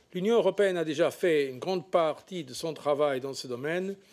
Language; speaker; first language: French; non-native, fluent; Portuguese